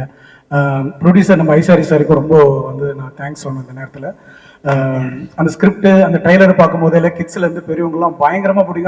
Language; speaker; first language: Tamil; native; Tamil